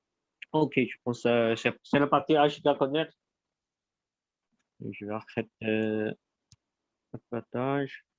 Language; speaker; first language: French; non-native, fluent; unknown